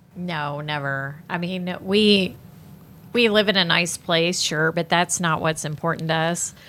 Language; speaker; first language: English; native; English